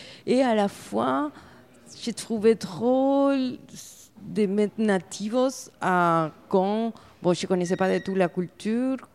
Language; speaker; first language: French; non-native, fluent; Spanish